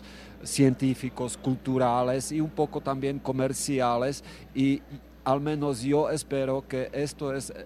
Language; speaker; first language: Spanish; non-native, fluent; Czech